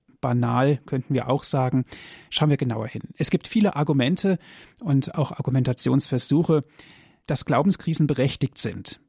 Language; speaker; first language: German; native; German